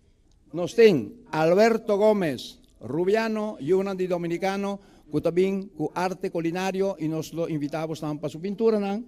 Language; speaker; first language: Spanish; non-native, local second language; Papiamento